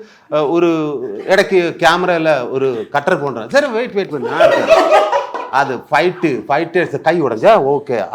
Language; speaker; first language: Tamil; non-native, learner; Malayalam